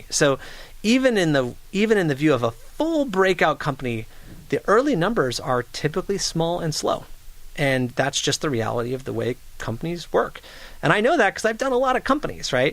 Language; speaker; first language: English; native; English